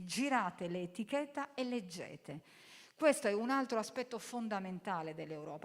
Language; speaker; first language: Italian; native; Italian